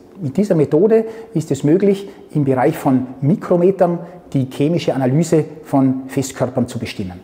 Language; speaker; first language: German; native; German